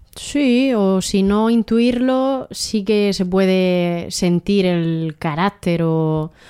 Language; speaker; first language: Spanish; native; Spanish